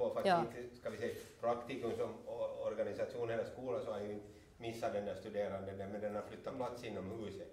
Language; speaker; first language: Swedish; non-native, local second language; Finnish